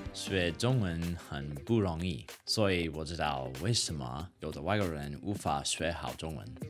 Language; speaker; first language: Chinese; non-native, fluent; English